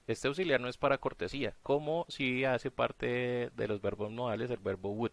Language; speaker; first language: Spanish; native; Spanish